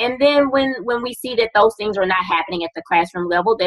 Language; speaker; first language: English; native; English